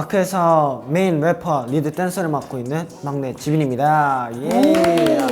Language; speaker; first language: Korean; native; Korean